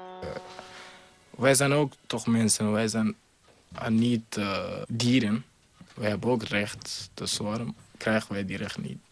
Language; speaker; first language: Dutch; non-native, learner; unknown